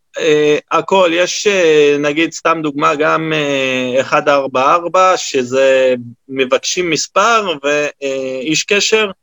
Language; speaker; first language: Hebrew; non-native, local second language; Arabic